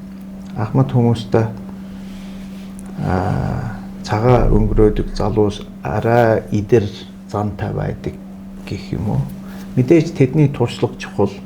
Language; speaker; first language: Mongolian; non-native, fluent; Turkish